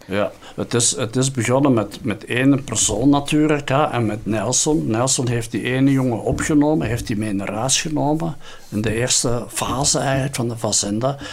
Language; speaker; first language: Dutch; native; Dutch